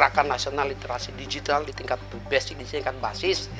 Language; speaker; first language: Indonesian; native; Indonesian